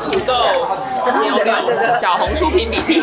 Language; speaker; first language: Chinese; native; Chinese